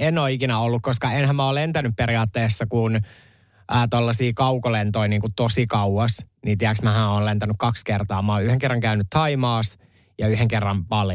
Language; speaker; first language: Finnish; native; Finnish